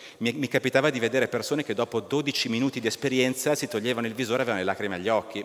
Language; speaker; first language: Italian; native; Italian